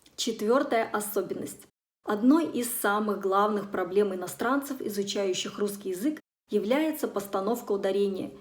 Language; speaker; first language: Russian; native; Russian